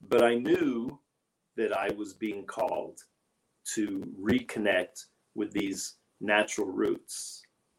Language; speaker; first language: English; native; English